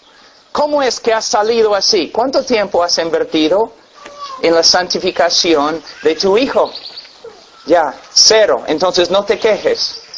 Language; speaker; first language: Spanish; non-native, fluent; English